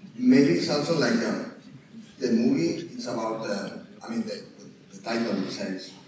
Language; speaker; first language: English; non-native, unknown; Catalan